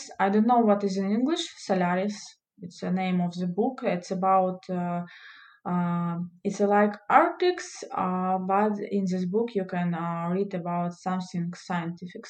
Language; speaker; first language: English; non-native, learner; Russian